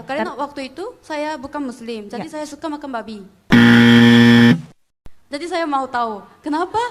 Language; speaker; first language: Indonesian; non-native, fluent; Korean